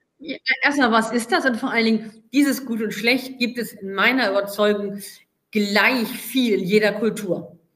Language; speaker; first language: German; native; German